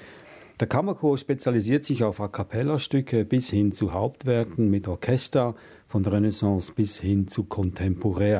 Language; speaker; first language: German; native; German